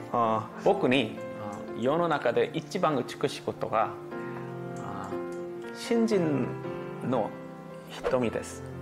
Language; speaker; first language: Japanese; non-native, learner; Korean